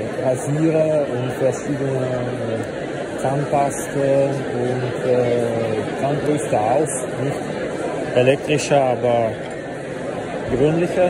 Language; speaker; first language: German; non-native, learner; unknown